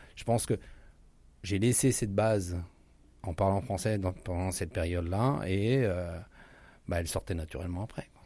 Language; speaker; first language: French; native; French